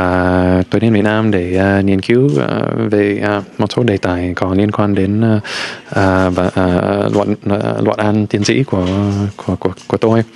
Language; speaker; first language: Vietnamese; non-native, fluent; English